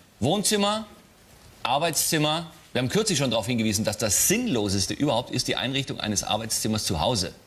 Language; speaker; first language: German; native; German